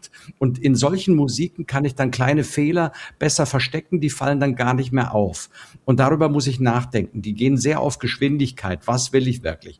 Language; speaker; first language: German; native; German